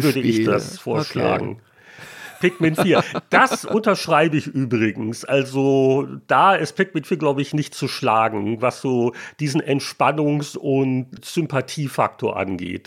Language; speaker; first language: German; native; German